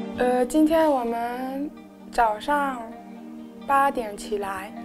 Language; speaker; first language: Chinese; non-native, learner; French